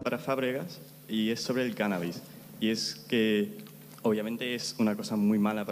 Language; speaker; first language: Spanish; non-native, fluent; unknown